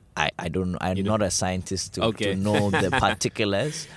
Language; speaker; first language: English; non-native, local second language; Ewe